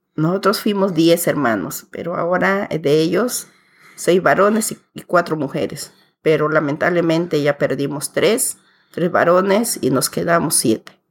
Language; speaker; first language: Spanish; native; Spanish